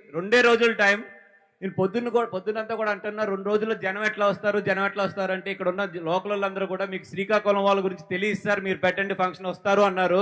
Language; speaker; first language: Telugu; native; Telugu